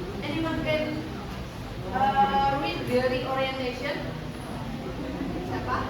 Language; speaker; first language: English; non-native, fluent; Indonesian